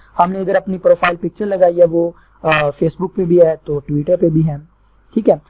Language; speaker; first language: Urdu; non-native, local second language; Punjabi